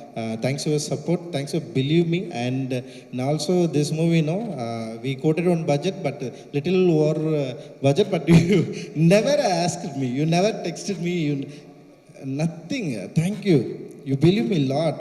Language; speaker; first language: English; non-native, local second language; Tamil